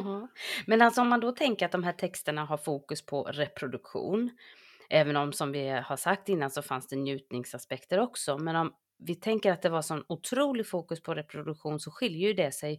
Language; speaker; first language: Swedish; native; Swedish